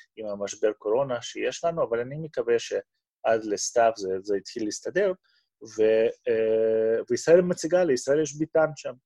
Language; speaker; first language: Hebrew; non-native, fluent; Russian